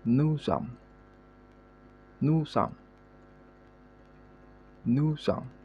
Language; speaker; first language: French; non-native, learner; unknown